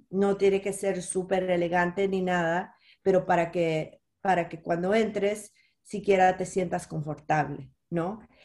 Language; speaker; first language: Spanish; early bilingual, heritage; Spanish